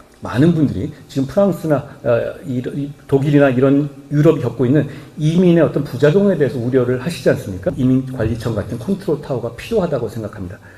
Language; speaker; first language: Korean; native; Korean